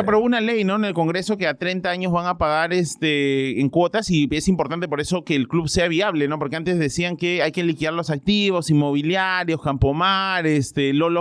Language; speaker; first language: Spanish; native; Spanish